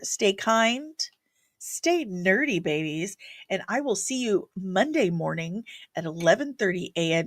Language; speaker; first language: English; native; English